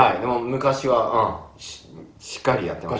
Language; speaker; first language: Japanese; non-native, fluent; English